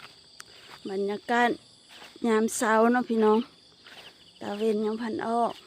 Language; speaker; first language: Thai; non-native, local second language; Lao